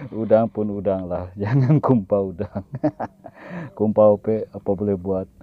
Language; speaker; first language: Malay; native; Malay